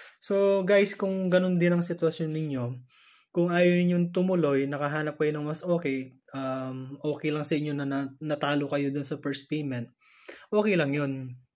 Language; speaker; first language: Filipino; native; Filipino